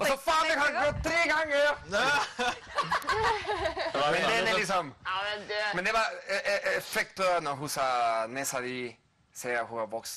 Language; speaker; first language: Norwegian; non-native, fluent; Spanish